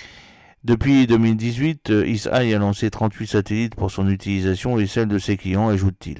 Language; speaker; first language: French; native; French